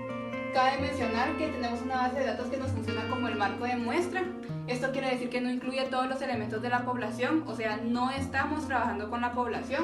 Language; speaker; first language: Spanish; native; Spanish